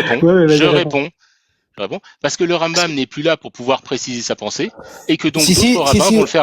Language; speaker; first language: French; native; French